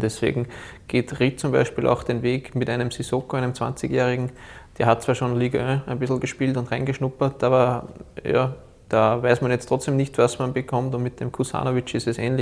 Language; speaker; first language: German; native; German